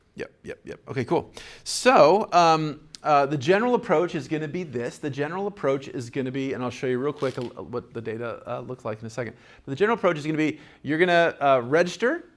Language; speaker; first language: English; native; English